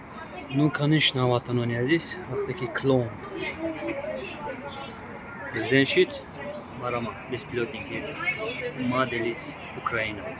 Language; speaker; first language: Russian; non-native, local second language; Tajik